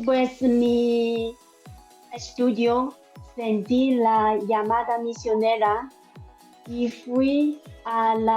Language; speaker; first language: Spanish; non-native, learner; Chinese